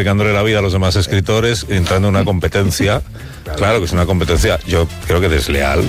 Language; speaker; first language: Spanish; native; Spanish